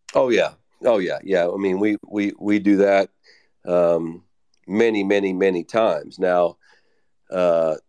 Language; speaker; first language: English; native; English